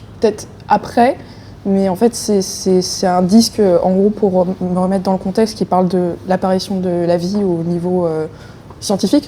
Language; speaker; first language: French; native; French